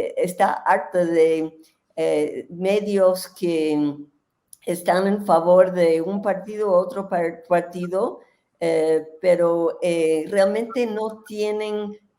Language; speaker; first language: Spanish; non-native, fluent; English